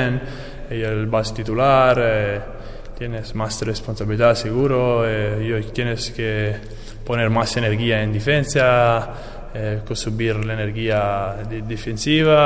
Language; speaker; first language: Spanish; non-native, learner; Italian